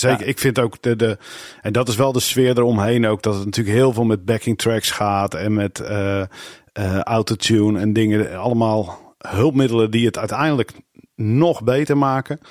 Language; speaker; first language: Dutch; native; Dutch